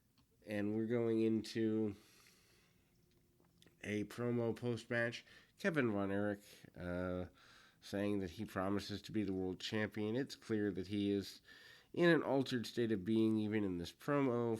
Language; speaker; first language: English; native; English